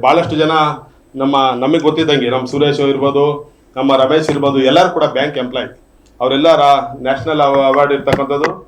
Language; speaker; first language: Kannada; native; Kannada